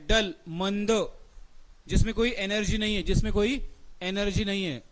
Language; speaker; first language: Hindi; non-native, local second language; Marathi